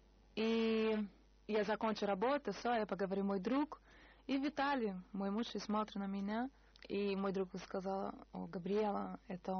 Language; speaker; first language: Russian; non-native, learner; Portuguese